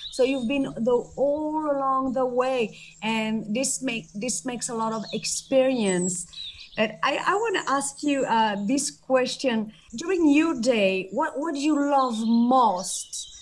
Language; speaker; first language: English; non-native, fluent; French